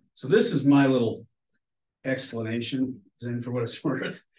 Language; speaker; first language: English; native; English